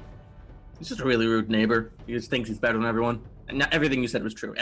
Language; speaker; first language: English; native; English